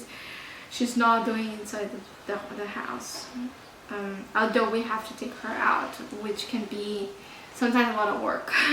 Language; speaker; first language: English; non-native, fluent; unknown